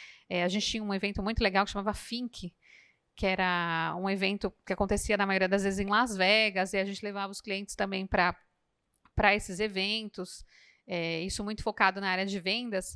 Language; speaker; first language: Portuguese; native; Portuguese